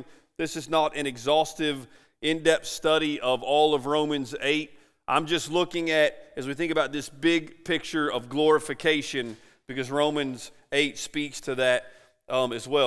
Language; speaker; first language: English; native; English